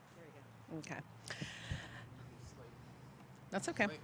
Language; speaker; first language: English; native; English